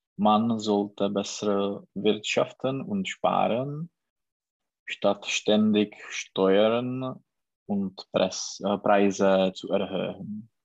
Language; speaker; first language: German; non-native, learner; Czech